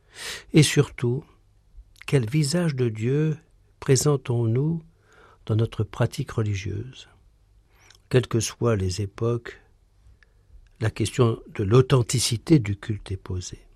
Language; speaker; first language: French; native; French